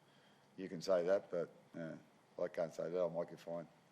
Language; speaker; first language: English; native; English